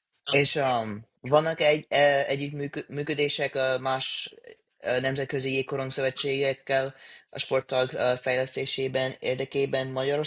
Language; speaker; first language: Hungarian; early bilingual, heritage; English